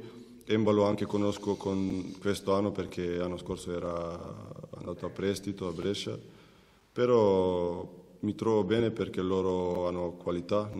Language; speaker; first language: Italian; non-native, learner; Macedonian